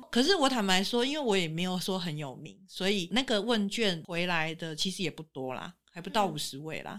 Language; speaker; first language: Chinese; native; Chinese